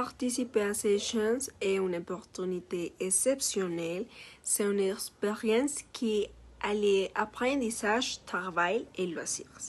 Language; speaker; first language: French; non-native, learner; Spanish